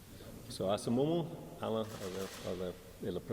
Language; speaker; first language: French; non-native, learner; English